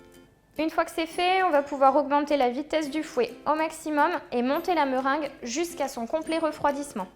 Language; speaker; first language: French; native; French